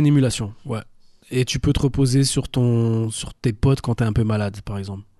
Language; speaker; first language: French; native; French